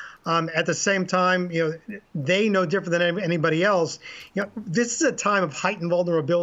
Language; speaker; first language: English; native; English